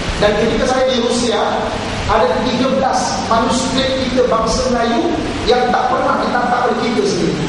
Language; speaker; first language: Malay; native; Malay